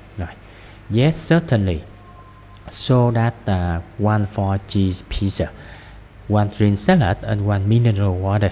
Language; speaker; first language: English; non-native, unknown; Vietnamese